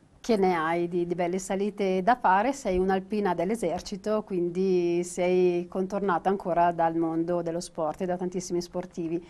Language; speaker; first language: Italian; native; Italian